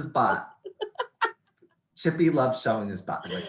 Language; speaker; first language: English; native; English